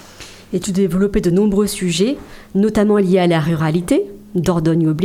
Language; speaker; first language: French; native; French